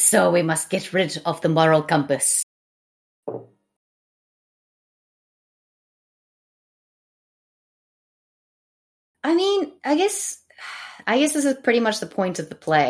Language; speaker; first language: English; native; English